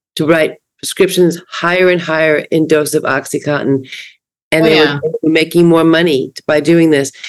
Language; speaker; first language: English; native; English